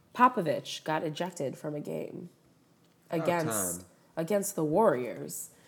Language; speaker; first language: English; native; English